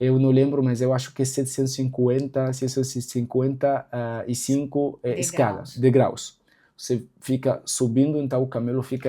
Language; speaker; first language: Portuguese; non-native, local second language; Arabic